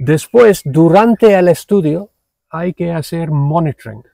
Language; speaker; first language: Spanish; non-native, fluent; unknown